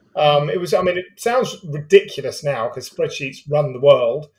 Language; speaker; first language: English; native; English